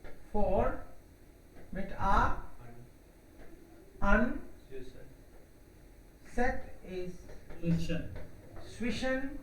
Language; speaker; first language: German; non-native, fluent; Hindi